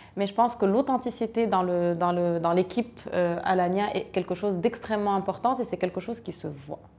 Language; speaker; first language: French; non-native, local second language; Arabic